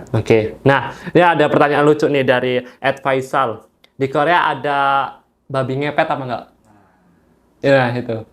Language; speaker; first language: Indonesian; native; Indonesian